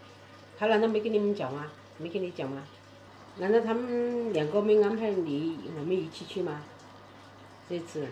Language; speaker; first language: Chinese; native; Chinese